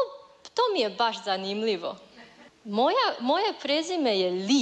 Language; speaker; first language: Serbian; non-native, learner; Chinese